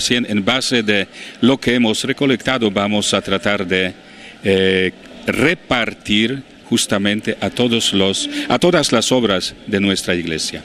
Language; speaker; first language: Spanish; non-native, fluent; Polish